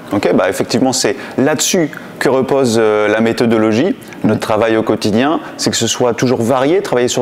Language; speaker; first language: French; native; French